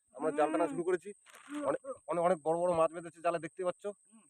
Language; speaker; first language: Bangla; native; Bangla